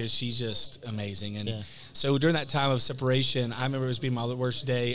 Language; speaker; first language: English; native; English